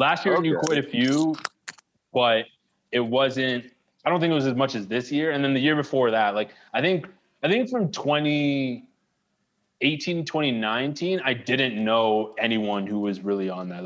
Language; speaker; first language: English; native; English